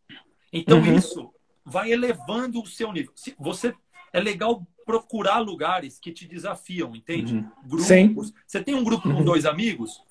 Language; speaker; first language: Portuguese; native; Portuguese